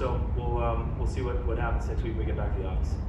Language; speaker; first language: English; native; English